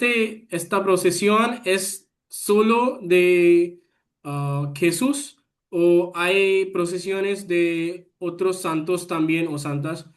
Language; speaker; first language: Spanish; non-native, learner; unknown